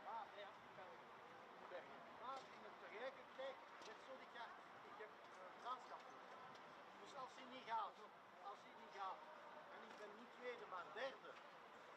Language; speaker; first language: Dutch; non-native, fluent; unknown